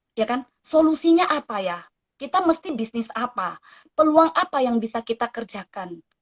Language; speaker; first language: Indonesian; non-native, local second language; Min Nan Chinese